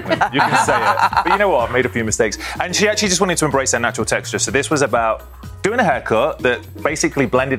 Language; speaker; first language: English; native; English